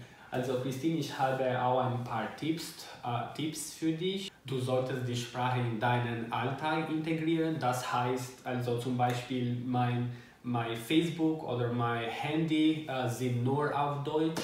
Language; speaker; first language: German; non-native, learner; Albanian